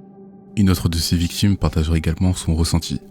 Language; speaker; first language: French; native; French